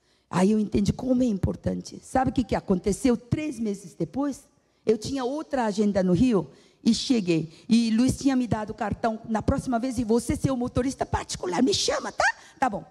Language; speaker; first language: Portuguese; non-native, fluent; Korean